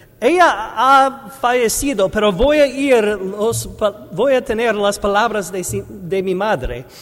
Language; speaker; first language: Spanish; non-native, learner; English